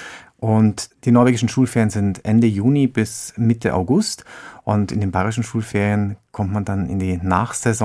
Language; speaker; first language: German; native; German